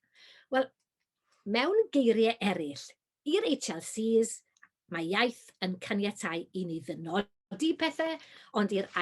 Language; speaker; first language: Welsh; native; Welsh